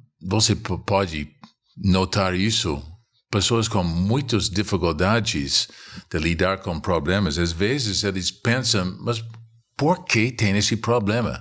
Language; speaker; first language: Portuguese; non-native, fluent; English